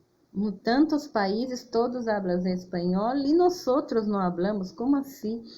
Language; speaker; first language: Spanish; non-native, fluent; Portuguese